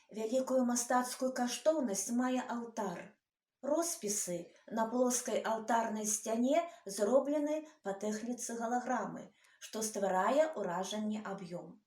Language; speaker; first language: Belarusian; native; Belarusian